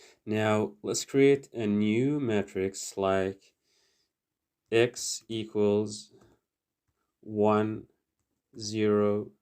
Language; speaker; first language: English; non-native, fluent; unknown